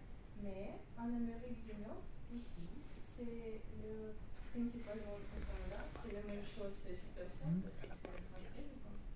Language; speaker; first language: French; non-native, learner; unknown